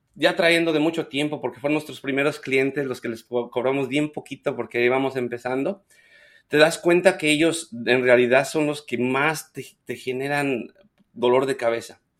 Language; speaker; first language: Spanish; native; Spanish